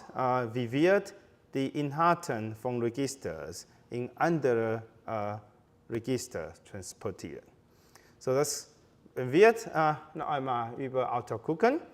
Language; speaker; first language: German; non-native, fluent; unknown